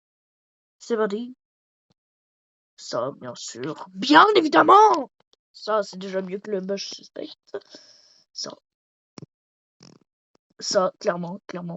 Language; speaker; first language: French; native; French